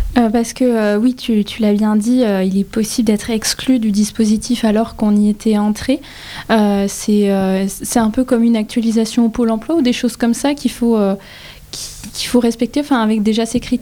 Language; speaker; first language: French; native; French